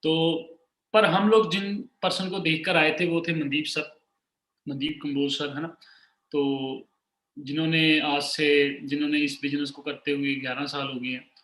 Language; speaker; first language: Hindi; non-native, local second language; Punjabi